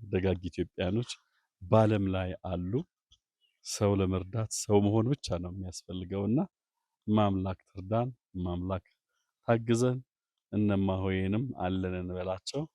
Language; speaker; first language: Amharic; native; Amharic